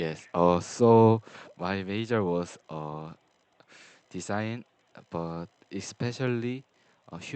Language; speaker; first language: English; non-native, learner; Korean